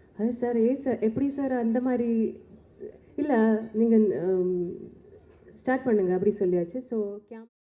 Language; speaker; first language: Tamil; non-native, learner; Malayalam